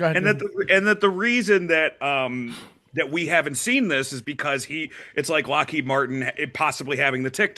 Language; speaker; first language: English; native; English